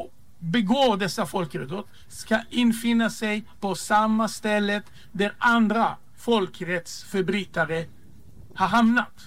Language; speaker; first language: Swedish; non-native, fluent; Hebrew